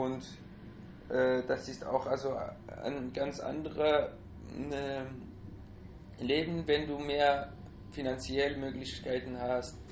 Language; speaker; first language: German; non-native, fluent; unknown